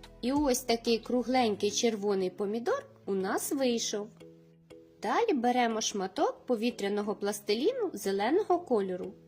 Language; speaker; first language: Ukrainian; native; Ukrainian